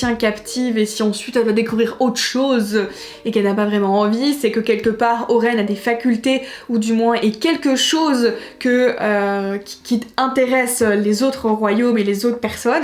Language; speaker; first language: French; native; French